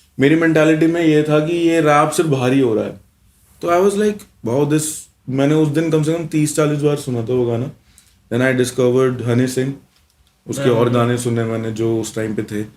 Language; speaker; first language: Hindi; early bilingual, other home language; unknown